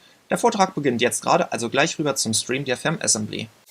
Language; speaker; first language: German; native; German